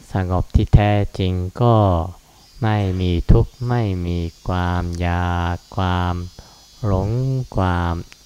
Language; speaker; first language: Thai; non-native, fluent; Japanese